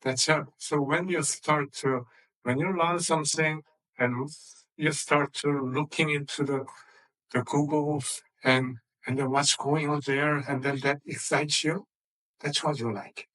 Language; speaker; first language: English; non-native, fluent; Korean